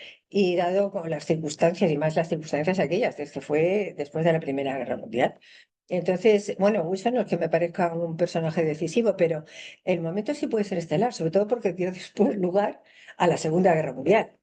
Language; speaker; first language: Spanish; native; Spanish